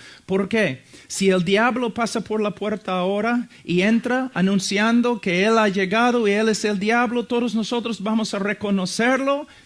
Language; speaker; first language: Spanish; non-native, fluent; English